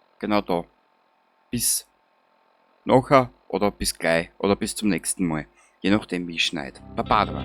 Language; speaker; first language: German; native; German